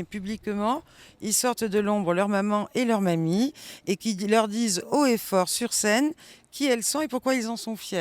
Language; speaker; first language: French; native; French